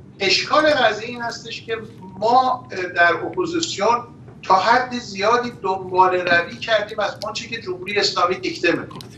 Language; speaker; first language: Persian; non-native, local second language; Azerbaijani